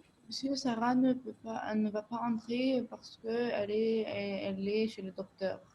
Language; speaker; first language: French; non-native, fluent; Arabic